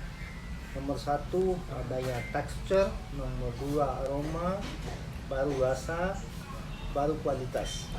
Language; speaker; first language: Indonesian; non-native, learner; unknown